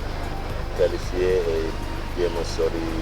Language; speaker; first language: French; non-native, local second language; Wolof